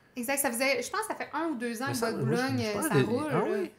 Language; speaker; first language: French; native; French